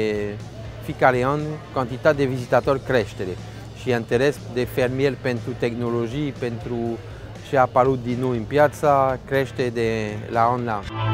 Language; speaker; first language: Romanian; non-native, fluent; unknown